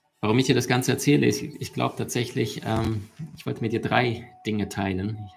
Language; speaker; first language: German; early bilingual, other home language; Russian